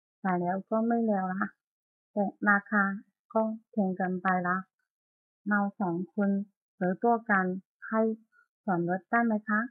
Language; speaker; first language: Thai; non-native, learner; Chinese